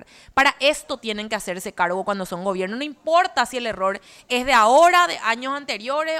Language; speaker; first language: Spanish; native; Spanish